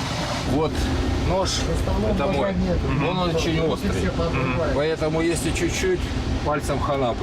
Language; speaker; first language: Russian; native; Russian